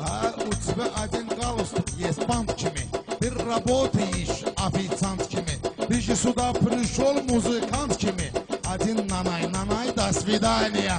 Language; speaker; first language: Russian; non-native, learner; Azerbaijani